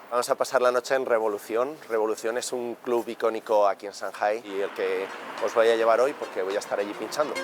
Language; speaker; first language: Spanish; native; Spanish